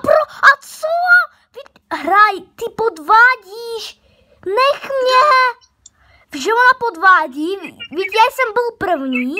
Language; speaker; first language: Czech; early bilingual, other home language; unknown